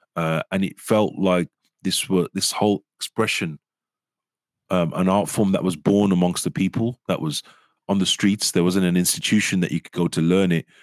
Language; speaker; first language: English; native; English